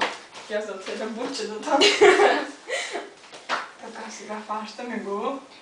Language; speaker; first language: Bulgarian; native; Bulgarian